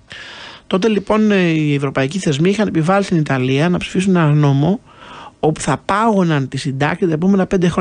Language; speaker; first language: Greek; native; Greek